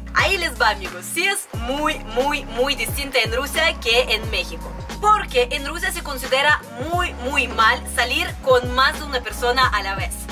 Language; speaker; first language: Spanish; non-native, fluent; Russian